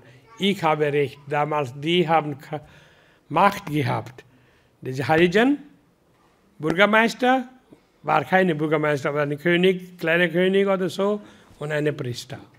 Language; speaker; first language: German; non-native, learner; Hindi